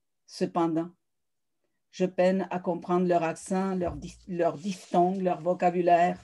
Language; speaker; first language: French; early bilingual, other home language; Spanish